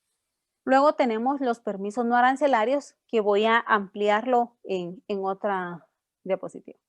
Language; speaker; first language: Spanish; native; Spanish